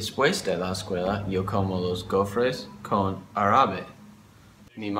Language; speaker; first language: Spanish; non-native, learner; English